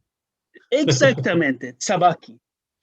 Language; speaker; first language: Spanish; non-native, learner; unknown